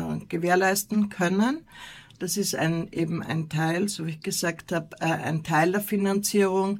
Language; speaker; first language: German; native; German